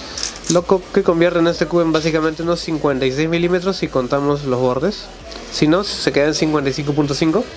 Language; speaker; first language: Spanish; native; Spanish